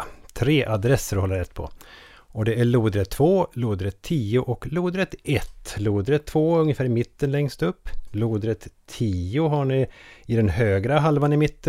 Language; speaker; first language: Swedish; native; Swedish